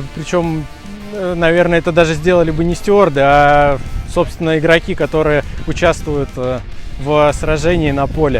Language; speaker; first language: Russian; native; Russian